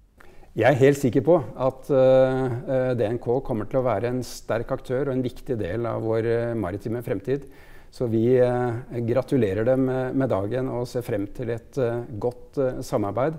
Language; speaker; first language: Norwegian; native; Norwegian